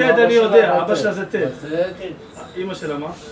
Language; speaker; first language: Hebrew; native; Hebrew